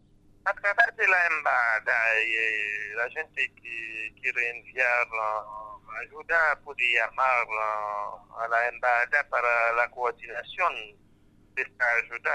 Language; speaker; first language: Spanish; non-native, fluent; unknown